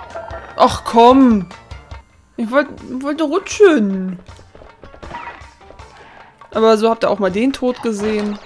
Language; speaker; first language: German; native; German